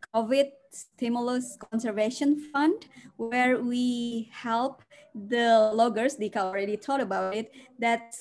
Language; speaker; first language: English; non-native, fluent; Indonesian